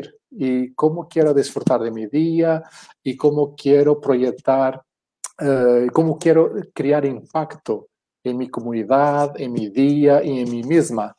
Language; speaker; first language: Spanish; non-native, fluent; Portuguese